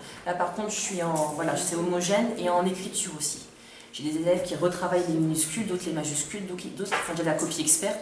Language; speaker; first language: French; native; French